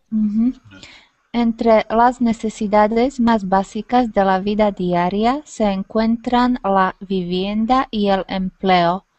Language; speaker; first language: Spanish; non-native, fluent; Slovak